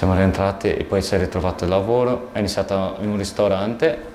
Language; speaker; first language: Italian; non-native, fluent; Portuguese